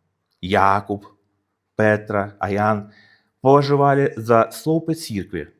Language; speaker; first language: Czech; non-native, fluent; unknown